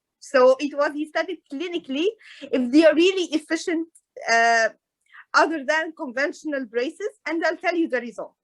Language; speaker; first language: English; non-native, fluent; Arabic